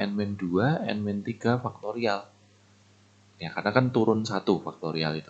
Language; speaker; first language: Indonesian; native; Indonesian